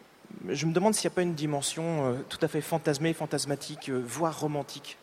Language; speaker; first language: French; native; French